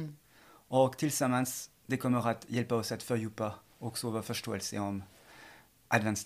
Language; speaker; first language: Swedish; non-native, fluent; French